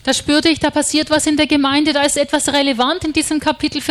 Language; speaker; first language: German; native; German